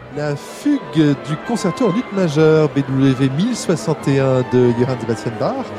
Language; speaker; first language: French; native; French